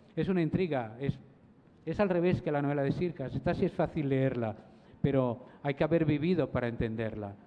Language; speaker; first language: Spanish; native; Spanish